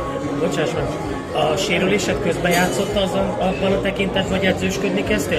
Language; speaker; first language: Hungarian; native; Hungarian